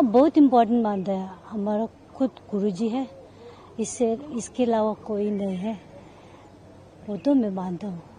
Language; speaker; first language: Hindi; non-native, local second language; Tibetan